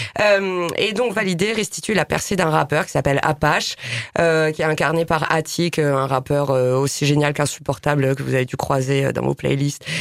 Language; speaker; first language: French; native; French